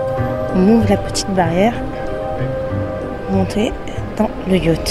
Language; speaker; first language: French; native; French